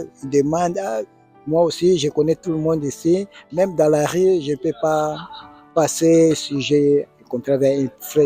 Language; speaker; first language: French; non-native, learner; Portuguese